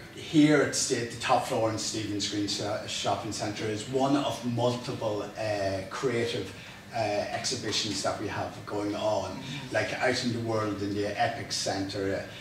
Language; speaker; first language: English; native; English